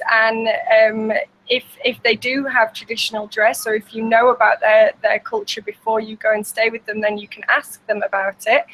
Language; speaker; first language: English; native; English